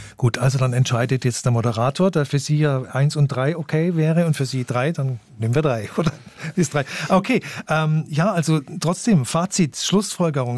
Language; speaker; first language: German; native; German